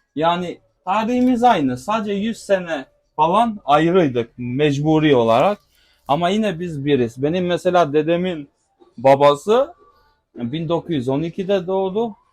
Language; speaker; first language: Turkish; non-native, fluent; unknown